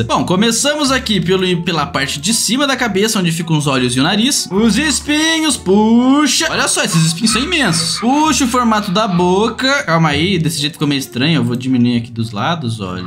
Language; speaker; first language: Portuguese; native; Portuguese